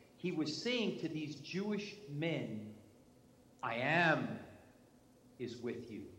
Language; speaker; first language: English; native; English